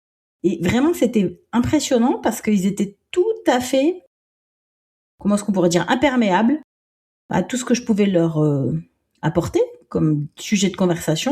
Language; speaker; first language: French; native; French